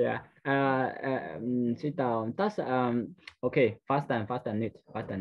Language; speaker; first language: Finnish; non-native, learner; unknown